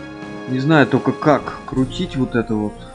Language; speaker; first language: Russian; native; Russian